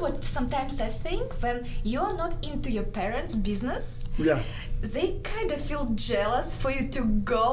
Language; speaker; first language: English; non-native, fluent; Kazakh